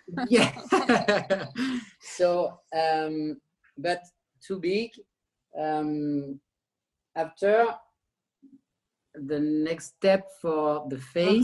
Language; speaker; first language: English; non-native, learner; French